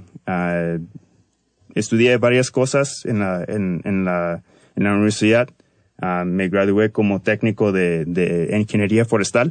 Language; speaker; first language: Spanish; early bilingual, heritage; Spanish